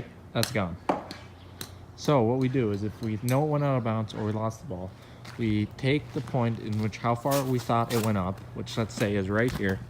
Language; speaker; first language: English; native; English